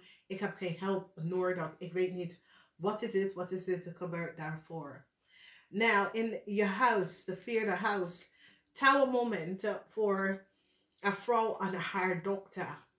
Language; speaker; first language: Dutch; non-native, fluent; English